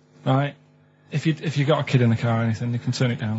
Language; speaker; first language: English; native; English